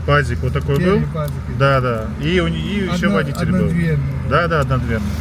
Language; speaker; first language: Russian; native; Russian